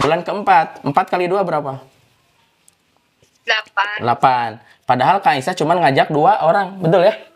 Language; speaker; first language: Indonesian; native; Indonesian